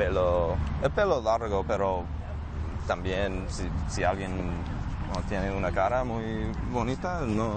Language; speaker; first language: Spanish; non-native, fluent; English